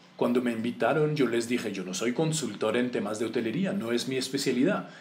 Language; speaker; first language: Spanish; non-native, fluent; English